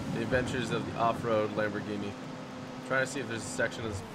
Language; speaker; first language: English; native; English